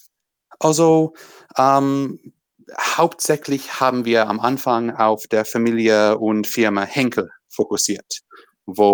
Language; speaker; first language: German; non-native, fluent; English